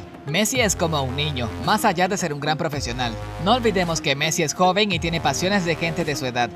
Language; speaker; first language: Spanish; native; Spanish